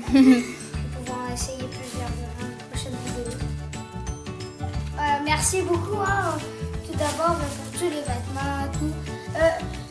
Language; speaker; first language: French; native; French